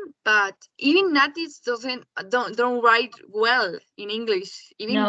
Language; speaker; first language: English; non-native, learner; Spanish